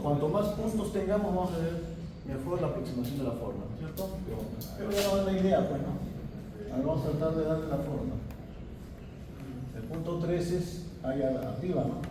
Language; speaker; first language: Spanish; native; Spanish